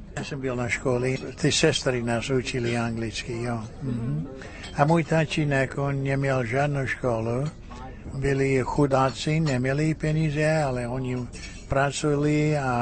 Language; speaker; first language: Czech; early bilingual, heritage; Czech